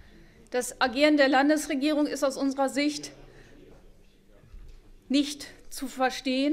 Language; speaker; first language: German; native; German